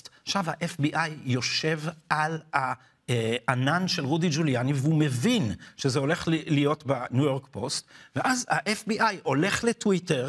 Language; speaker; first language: Hebrew; native; Hebrew